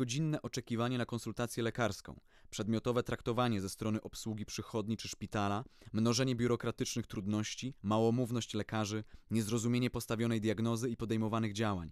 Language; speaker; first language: Polish; native; Polish